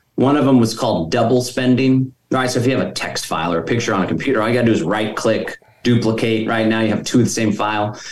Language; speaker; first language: English; native; English